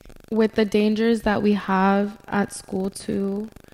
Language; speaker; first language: English; early bilingual, other home language; Spanish